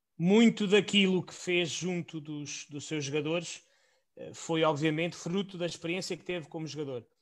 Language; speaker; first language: Portuguese; native; Portuguese